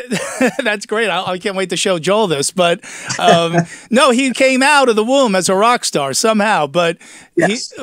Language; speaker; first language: English; native; English